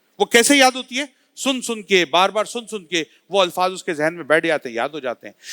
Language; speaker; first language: Urdu; native; Urdu